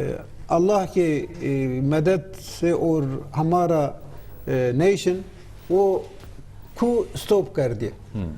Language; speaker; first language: Hindi; non-native, learner; Turkish